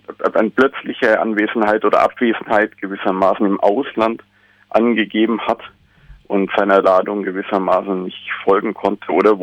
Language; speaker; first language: German; native; German